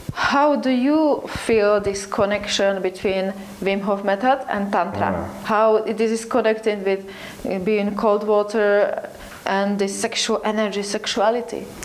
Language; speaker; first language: English; non-native, learner; Slovak